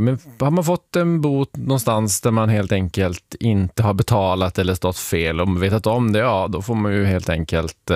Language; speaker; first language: Swedish; native; Swedish